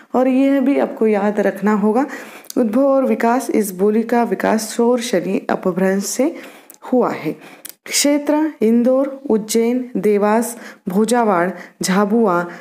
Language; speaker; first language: Hindi; non-native, local second language; Marathi